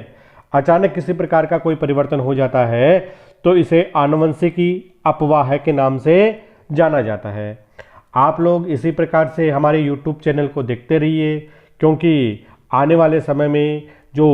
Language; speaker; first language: Hindi; native; Hindi